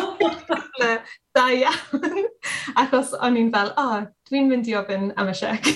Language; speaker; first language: Welsh; non-native, learner; English